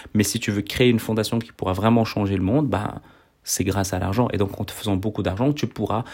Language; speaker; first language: French; native; French